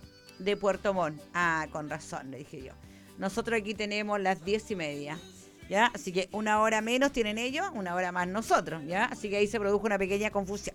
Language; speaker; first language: Spanish; native; Spanish